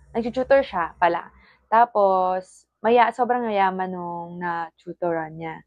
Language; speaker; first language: Filipino; native; Filipino